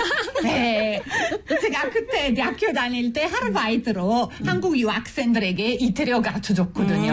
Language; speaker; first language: Korean; non-native, fluent; Italian